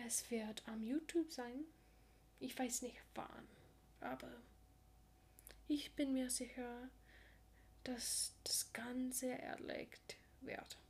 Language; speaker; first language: German; non-native, learner; English